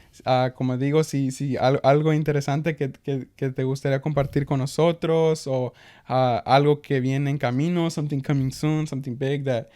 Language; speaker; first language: Spanish; early bilingual, heritage; Spanish